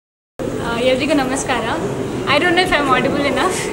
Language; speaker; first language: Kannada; non-native, learner; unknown